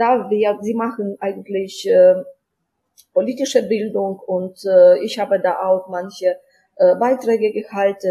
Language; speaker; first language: German; non-native, fluent; Ukrainian